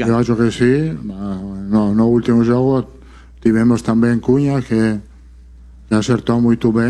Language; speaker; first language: Portuguese; non-native, fluent; Italian